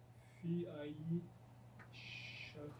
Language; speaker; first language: Arabic; non-native, learner; English